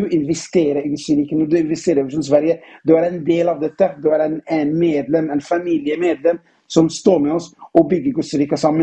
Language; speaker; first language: Norwegian; non-native, fluent; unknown